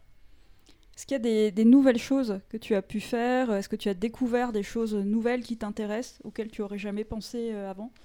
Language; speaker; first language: French; native; French